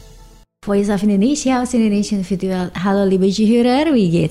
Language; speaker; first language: German; non-native, fluent; Indonesian